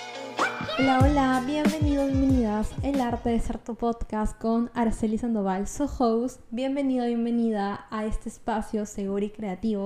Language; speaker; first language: Spanish; native; Spanish